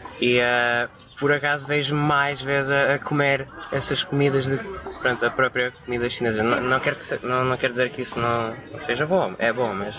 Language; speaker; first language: Portuguese; early bilingual, other home language; Romanian